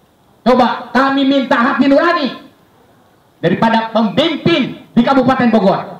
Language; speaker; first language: Indonesian; native; Indonesian